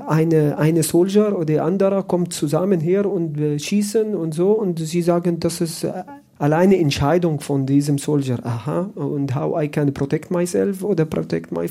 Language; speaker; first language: German; non-native, learner; Arabic